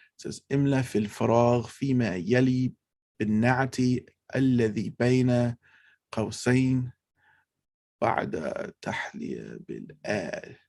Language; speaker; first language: Arabic; non-native, fluent; English